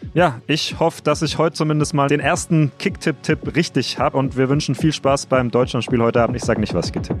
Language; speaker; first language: German; native; German